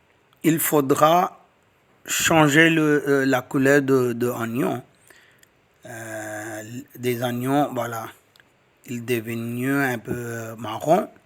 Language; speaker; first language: French; non-native, learner; Tamil